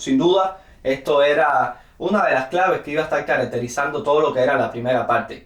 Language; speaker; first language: Spanish; native; Spanish